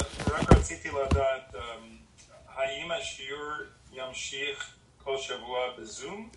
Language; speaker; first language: Hebrew; non-native, fluent; English